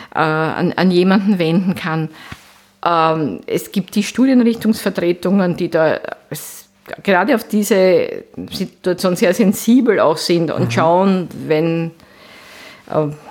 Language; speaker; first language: German; native; German